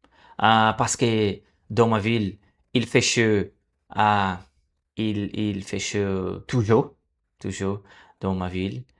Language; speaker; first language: French; non-native, learner; Portuguese